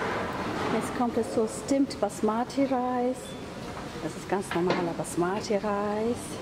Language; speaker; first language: German; non-native, fluent; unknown